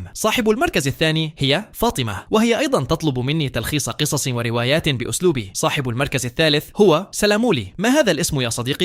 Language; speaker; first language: Arabic; native; Arabic